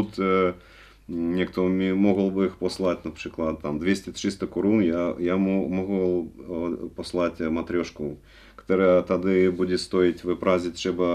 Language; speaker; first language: Czech; non-native, learner; Russian